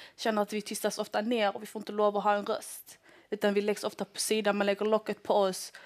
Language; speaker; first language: Swedish; early bilingual, other home language; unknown